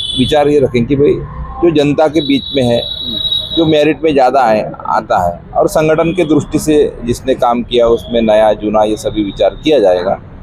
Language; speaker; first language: Hindi; non-native, local second language; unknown